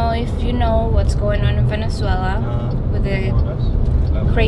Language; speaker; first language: English; non-native, fluent; Spanish